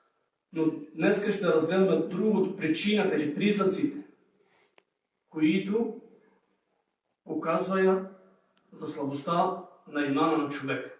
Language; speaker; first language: Bulgarian; native; Bulgarian